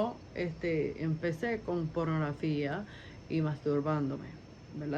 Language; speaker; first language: Spanish; early bilingual, heritage; Spanish